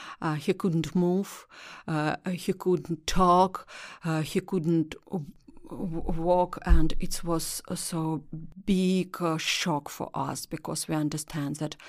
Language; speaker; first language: English; non-native, learner; Russian